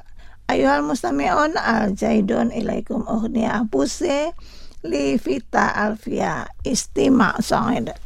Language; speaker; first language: Arabic; non-native, fluent; Indonesian